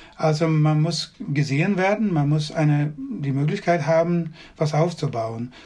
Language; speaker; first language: German; non-native, fluent; Swedish